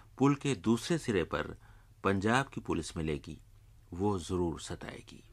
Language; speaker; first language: Urdu; native; Urdu